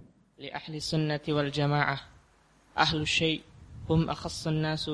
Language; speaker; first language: Arabic; non-native, learner; Indonesian